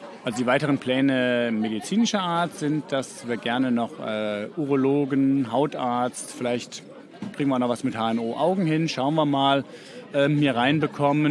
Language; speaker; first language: German; native; German